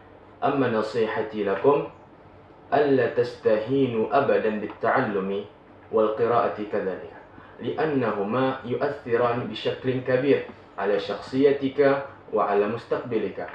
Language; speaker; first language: Arabic; non-native, fluent; Indonesian